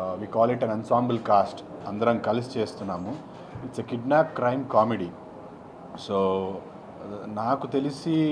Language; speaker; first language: Telugu; native; Telugu